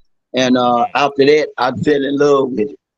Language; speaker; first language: English; native; English